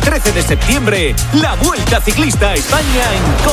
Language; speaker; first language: Spanish; native; Spanish